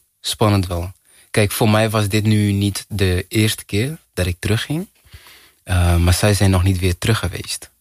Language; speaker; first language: Dutch; early bilingual, other home language; Kinyarwanda